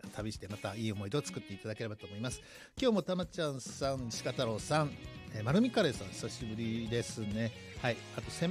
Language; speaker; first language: Japanese; native; Japanese